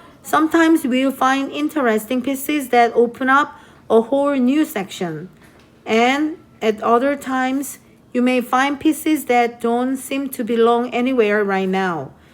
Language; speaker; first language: English; non-native, fluent; Korean